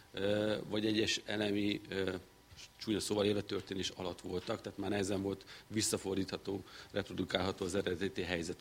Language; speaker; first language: Hungarian; native; Hungarian